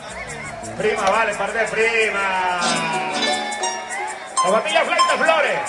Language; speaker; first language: Spanish; native; Spanish